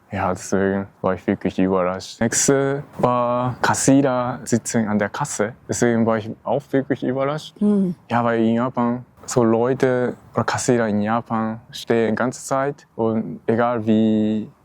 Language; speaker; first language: German; non-native, learner; Japanese